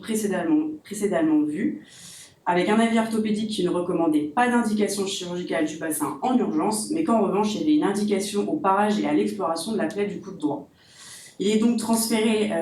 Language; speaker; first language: French; native; French